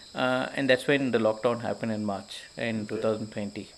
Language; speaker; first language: English; non-native, local second language; Malayalam